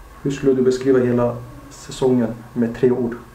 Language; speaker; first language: Swedish; native; Swedish